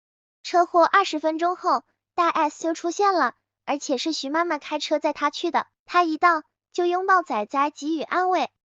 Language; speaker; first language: Chinese; native; Chinese